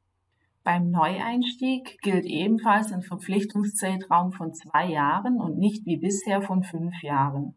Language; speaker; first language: German; native; German